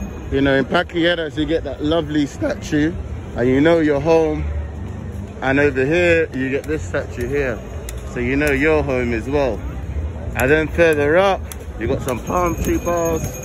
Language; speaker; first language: English; native; English